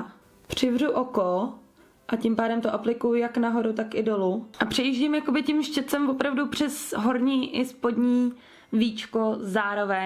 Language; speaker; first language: Czech; native; Czech